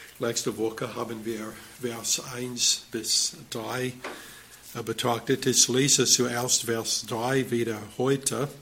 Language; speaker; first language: German; non-native, fluent; English